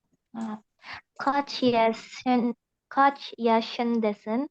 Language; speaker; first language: Turkish; non-native, learner; Indonesian